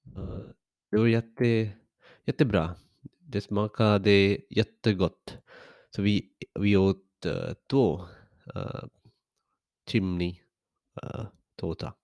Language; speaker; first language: Swedish; non-native, learner; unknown